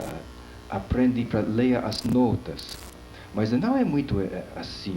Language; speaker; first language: Portuguese; non-native, fluent; English